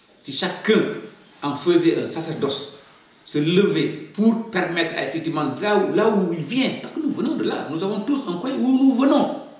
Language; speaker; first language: French; non-native, local second language; Wolof